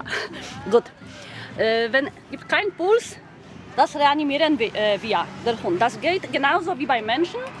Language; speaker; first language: German; non-native, learner; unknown